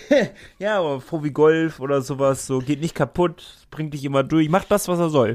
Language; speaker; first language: German; native; German